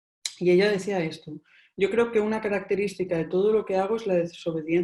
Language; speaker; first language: Spanish; native; Spanish